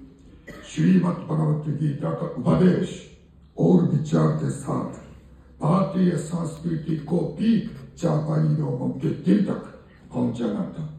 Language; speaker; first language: Hindi; non-native, fluent; Japanese